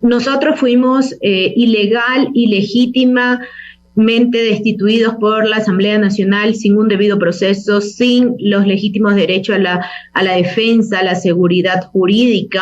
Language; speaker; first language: Spanish; native; Spanish